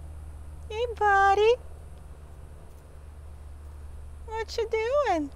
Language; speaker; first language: English; native; English